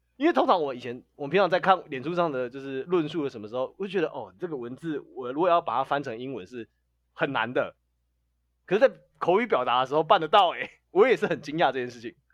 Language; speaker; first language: Chinese; native; Chinese